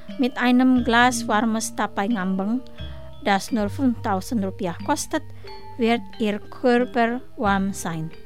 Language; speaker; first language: German; non-native, fluent; Indonesian